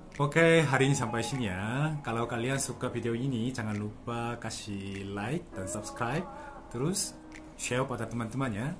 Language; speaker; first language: Indonesian; non-native, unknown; Korean